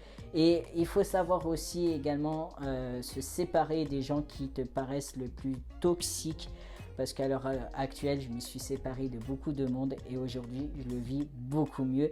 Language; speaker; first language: French; native; French